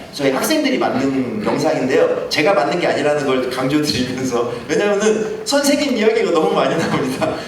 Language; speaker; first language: Korean; native; Korean